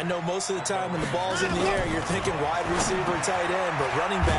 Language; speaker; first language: English; native; English